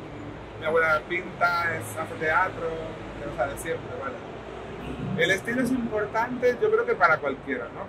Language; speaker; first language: Spanish; native; Spanish